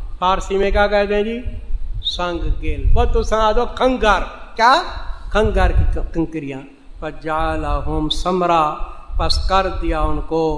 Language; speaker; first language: Urdu; non-native, local second language; Saraiki